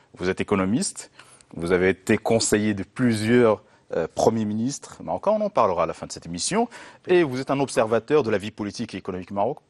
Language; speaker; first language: French; non-native, local second language; Arabic